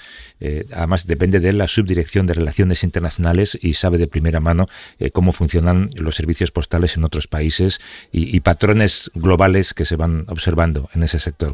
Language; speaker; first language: Spanish; native; Spanish